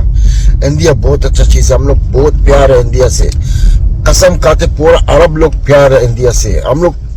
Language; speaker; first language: Hindi; non-native, learner; Arabic